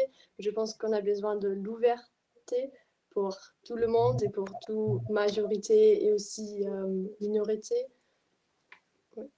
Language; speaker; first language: French; non-native, fluent; German